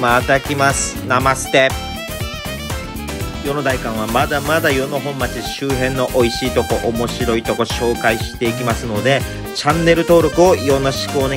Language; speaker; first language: Japanese; native; Japanese